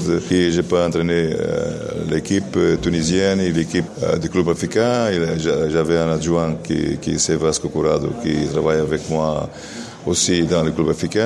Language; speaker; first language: French; non-native, learner; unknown